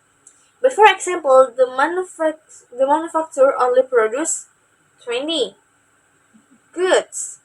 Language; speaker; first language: English; non-native, learner; Indonesian